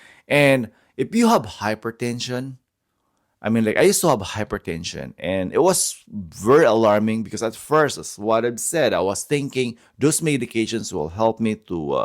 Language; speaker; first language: English; non-native, fluent; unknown